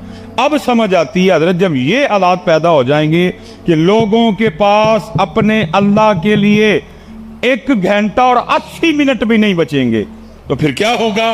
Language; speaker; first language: Hindi; non-native, local second language; Punjabi